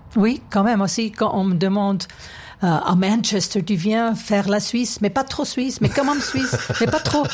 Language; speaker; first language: French; non-native, fluent; German